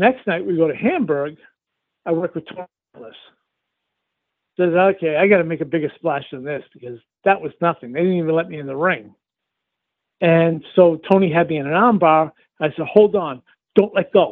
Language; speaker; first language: English; native; English